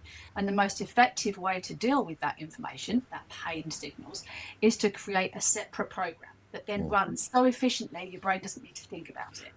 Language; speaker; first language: English; native; English